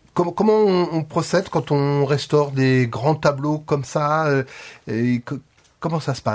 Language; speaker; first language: French; native; French